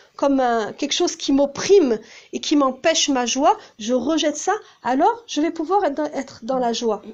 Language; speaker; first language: French; early bilingual, heritage; Hebrew